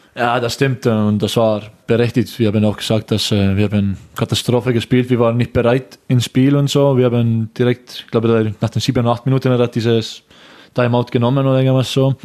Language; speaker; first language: German; non-native, learner; Estonian